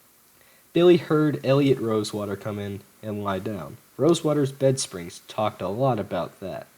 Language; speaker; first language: English; native; English